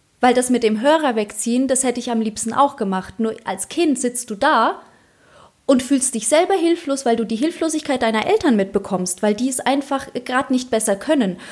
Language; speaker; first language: German; early bilingual, other home language; Polish